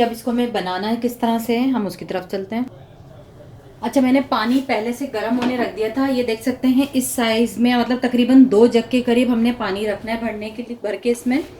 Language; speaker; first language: Urdu; native; Urdu